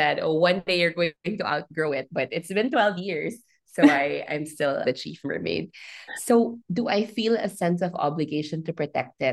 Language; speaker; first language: English; non-native, local second language; Filipino